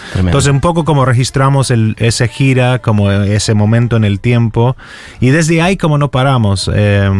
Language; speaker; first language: Spanish; non-native, fluent; English